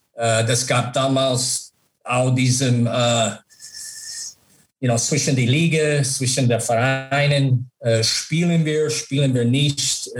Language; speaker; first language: German; non-native, fluent; English